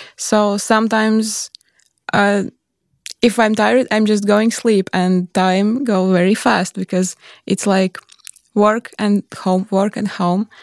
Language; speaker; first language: English; non-native, learner; Latvian